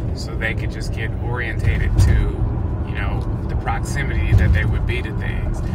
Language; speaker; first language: English; native; English